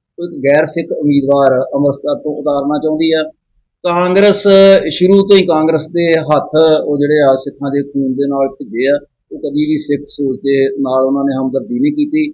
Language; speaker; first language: Punjabi; native; Punjabi